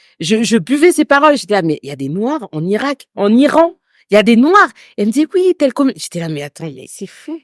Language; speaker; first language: French; native; French